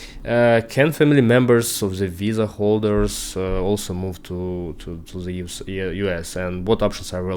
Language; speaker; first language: English; non-native, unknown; Ukrainian